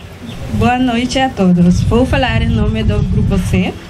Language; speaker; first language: Portuguese; non-native, learner; Papiamento